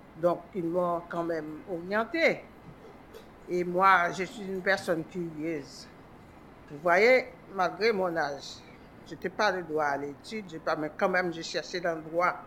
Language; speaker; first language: French; non-native, local second language; Haitian Creole